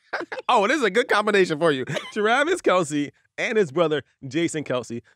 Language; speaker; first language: English; native; English